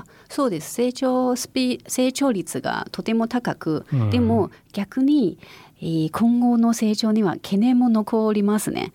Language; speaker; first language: Japanese; non-native, fluent; Chinese